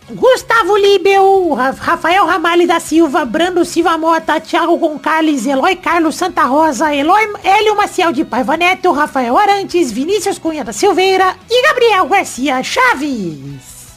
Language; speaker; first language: Portuguese; native; Portuguese